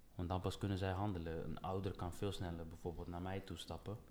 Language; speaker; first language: Dutch; early bilingual, other home language; Papiamento